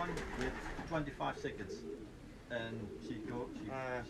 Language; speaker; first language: English; non-native, learner; Dutch